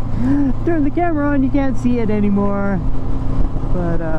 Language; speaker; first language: English; native; English